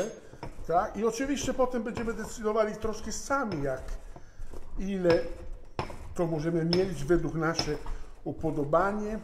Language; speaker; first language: Polish; non-native, fluent; Italian